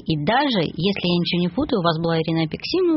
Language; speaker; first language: Russian; native; Russian